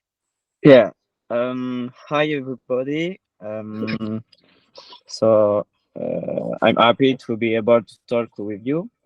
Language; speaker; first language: English; non-native, learner; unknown